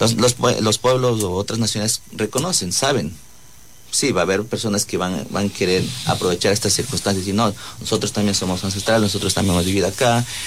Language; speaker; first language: Spanish; non-native, local second language; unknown